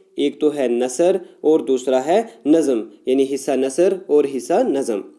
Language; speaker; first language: Urdu; non-native, local second language; Kashmiri